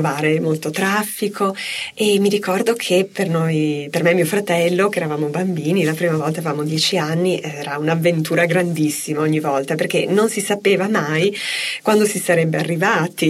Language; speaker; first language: Italian; native; Italian